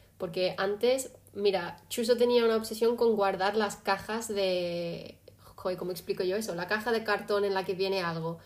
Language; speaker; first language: Spanish; early bilingual, other home language; English